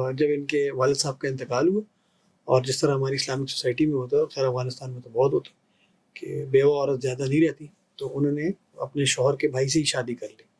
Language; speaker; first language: Urdu; non-native, local second language; Pashto